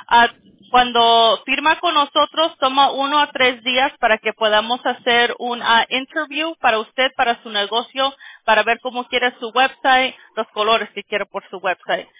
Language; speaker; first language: Spanish; early bilingual, other home language; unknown